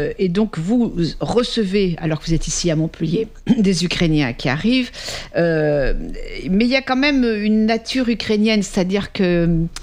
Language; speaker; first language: French; native; French